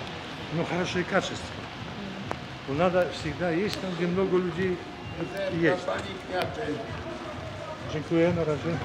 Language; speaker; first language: Russian; non-native, learner; Polish